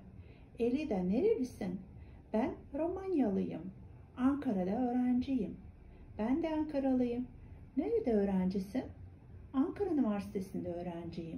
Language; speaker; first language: Turkish; non-native, fluent; Kazakh